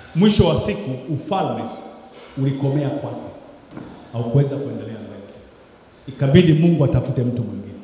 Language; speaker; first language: Swahili; native; Swahili